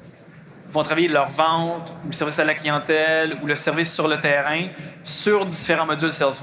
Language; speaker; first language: French; native; French